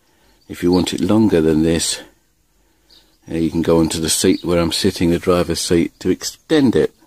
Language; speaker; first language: English; native; English